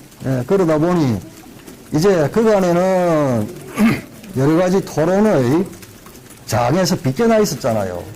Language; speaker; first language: Korean; native; Korean